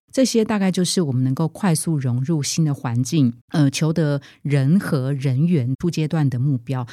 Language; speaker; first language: Chinese; native; Chinese